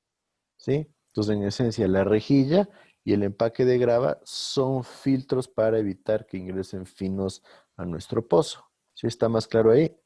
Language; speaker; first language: Spanish; native; Spanish